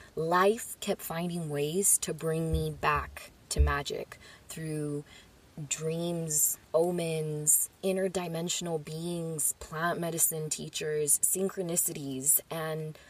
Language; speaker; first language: English; early bilingual, other home language; Spanish